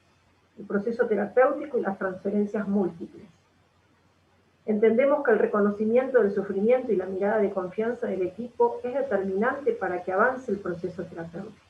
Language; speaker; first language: Spanish; native; Spanish